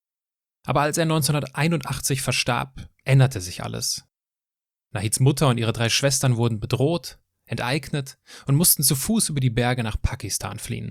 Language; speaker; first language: German; native; German